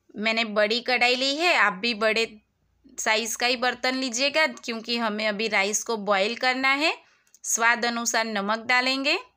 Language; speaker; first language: Hindi; non-native, local second language; Gujarati